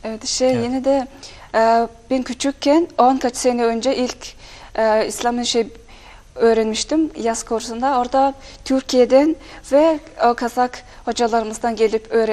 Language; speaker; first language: Turkish; non-native, fluent; Mongolian